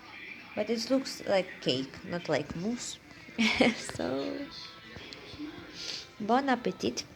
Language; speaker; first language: English; non-native, learner; Russian